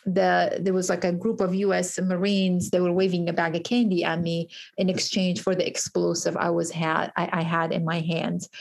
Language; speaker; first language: English; early bilingual, other home language; Kurdish